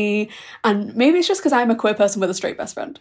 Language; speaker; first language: English; native; English